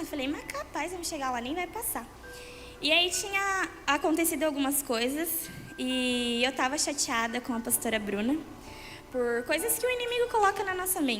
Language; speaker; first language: Portuguese; native; Portuguese